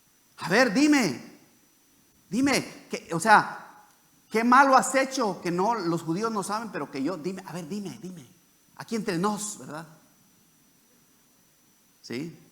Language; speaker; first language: Spanish; native; Spanish